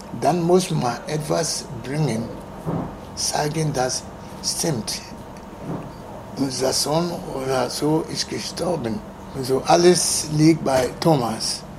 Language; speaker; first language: German; non-native, learner; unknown